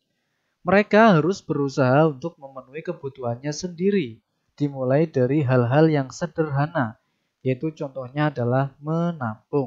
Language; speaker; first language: Indonesian; native; Indonesian